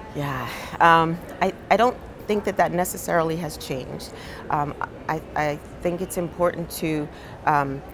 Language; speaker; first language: English; native; English